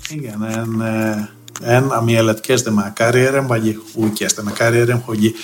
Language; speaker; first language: Hungarian; non-native, fluent; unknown